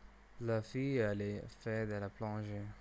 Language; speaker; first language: French; non-native, learner; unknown